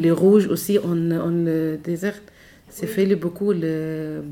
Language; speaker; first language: French; non-native, learner; Arabic